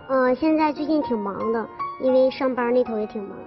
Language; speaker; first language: Chinese; native; Chinese